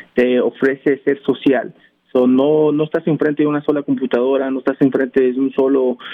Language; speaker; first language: Spanish; early bilingual, heritage; Spanish